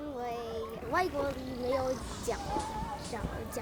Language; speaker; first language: Chinese; early bilingual, other home language; Dutch